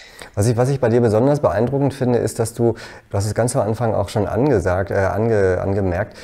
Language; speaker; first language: German; native; German